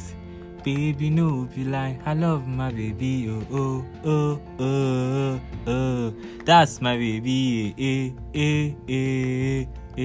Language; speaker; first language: English; non-native, local second language; Yoruba